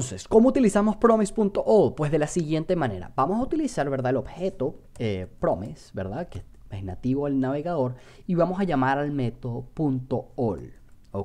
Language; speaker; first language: Spanish; native; Spanish